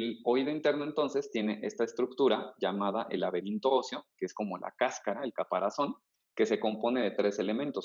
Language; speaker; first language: Spanish; native; Spanish